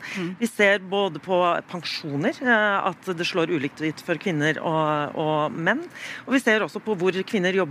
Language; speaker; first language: Norwegian; native; Norwegian